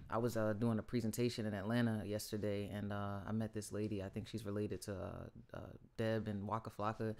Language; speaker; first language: English; native; English